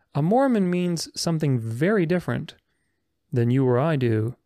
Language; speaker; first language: English; non-native, fluent; Romanian